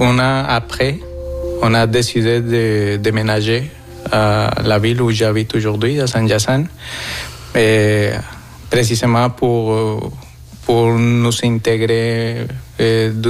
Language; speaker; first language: French; non-native, fluent; Spanish